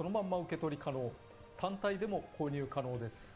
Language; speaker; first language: Japanese; native; Japanese